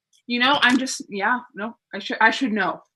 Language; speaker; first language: English; native; English